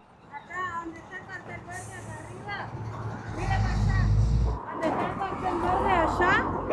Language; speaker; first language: Spanish; native; Spanish